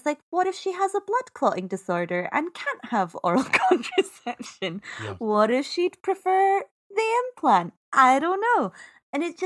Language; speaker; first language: English; native; English